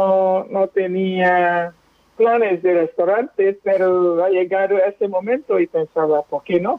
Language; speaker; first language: Spanish; non-native, fluent; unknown